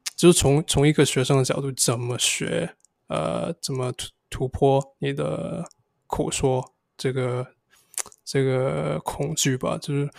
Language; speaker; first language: Chinese; non-native, fluent; English